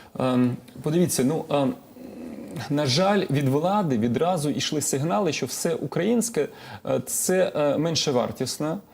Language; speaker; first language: Ukrainian; non-native, local second language; Russian